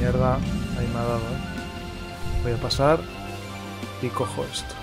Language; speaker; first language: Spanish; native; Spanish